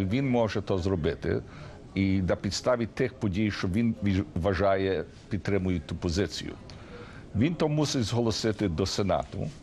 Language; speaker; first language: Ukrainian; early bilingual, heritage; Ukrainian